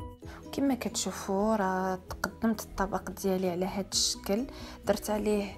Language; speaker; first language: Arabic; native; Arabic